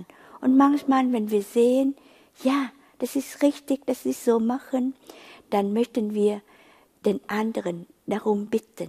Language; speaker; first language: German; non-native, fluent; Vietnamese